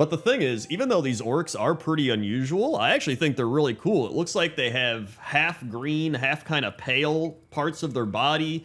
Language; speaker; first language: English; native; English